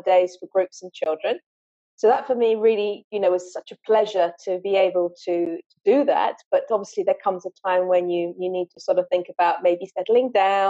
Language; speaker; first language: English; native; English